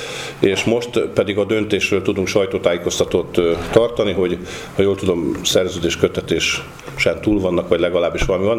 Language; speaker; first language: Hungarian; native; Hungarian